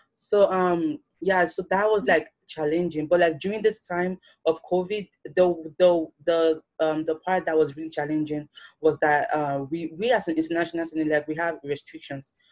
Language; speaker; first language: English; non-native, local second language; Yoruba